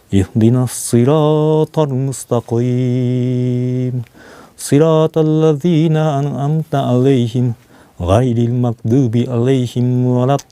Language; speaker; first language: Arabic; non-native, learner; Japanese